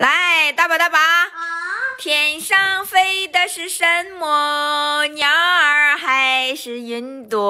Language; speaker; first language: Chinese; native; Chinese